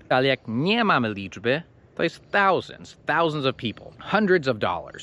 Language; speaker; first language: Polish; non-native, fluent; English